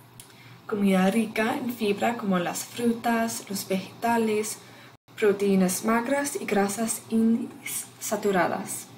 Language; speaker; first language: Spanish; non-native, learner; English